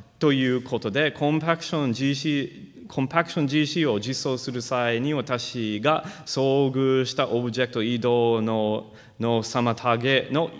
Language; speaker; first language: Japanese; non-native, fluent; English